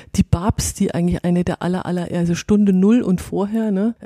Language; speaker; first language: German; native; German